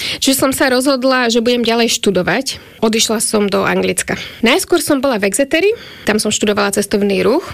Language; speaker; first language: Slovak; native; Slovak